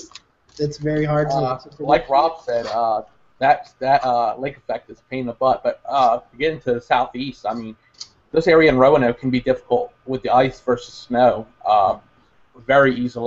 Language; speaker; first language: English; native; English